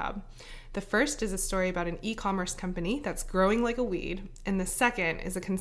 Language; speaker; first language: English; native; English